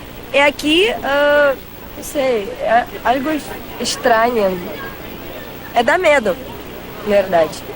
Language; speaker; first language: Portuguese; non-native, fluent; Russian